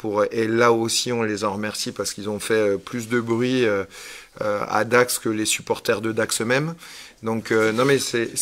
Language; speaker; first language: French; native; French